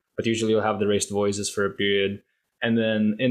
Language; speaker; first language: English; non-native, local second language; Filipino